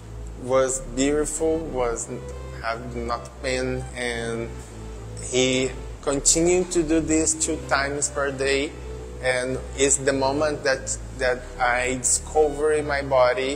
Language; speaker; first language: English; non-native, learner; Portuguese